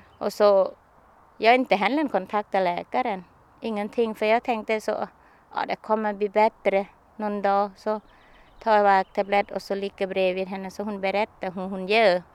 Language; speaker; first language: Swedish; non-native, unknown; Thai